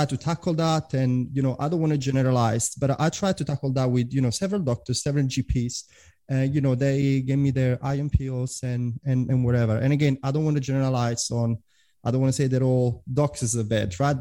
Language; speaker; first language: English; non-native, fluent; Italian